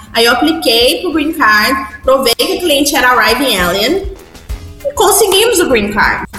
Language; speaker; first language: Portuguese; early bilingual, heritage; Portuguese